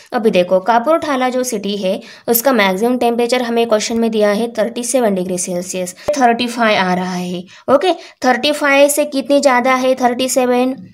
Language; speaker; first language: Hindi; non-native, local second language; Marathi